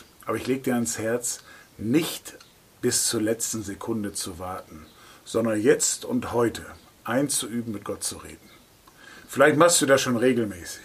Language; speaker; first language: German; native; German